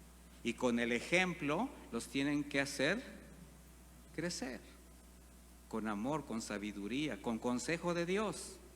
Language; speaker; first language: Spanish; native; Spanish